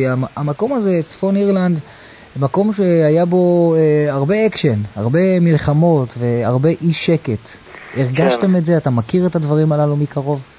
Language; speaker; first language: Hebrew; native; Hebrew